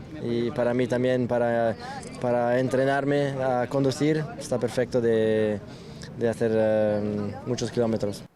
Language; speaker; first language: Spanish; non-native, fluent; German